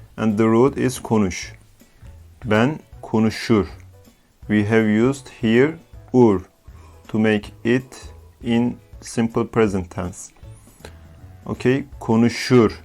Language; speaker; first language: English; non-native, fluent; Turkish